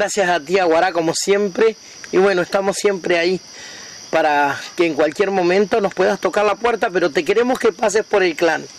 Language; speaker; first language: Spanish; native; Spanish